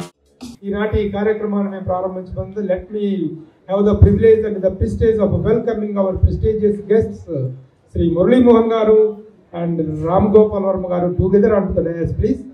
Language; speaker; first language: Telugu; native; Telugu